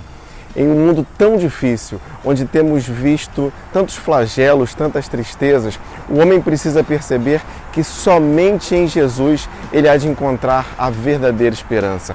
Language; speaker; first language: Portuguese; native; Portuguese